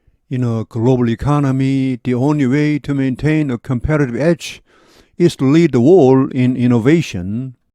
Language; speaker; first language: English; non-native, fluent; Korean